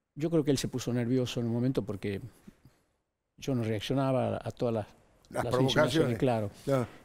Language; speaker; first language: Spanish; native; Spanish